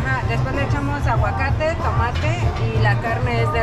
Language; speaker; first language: Spanish; native; Spanish